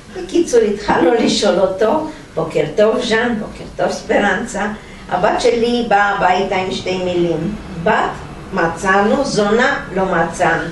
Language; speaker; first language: Hebrew; non-native, fluent; Romanian